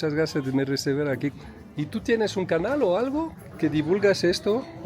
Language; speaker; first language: Spanish; non-native, learner; Portuguese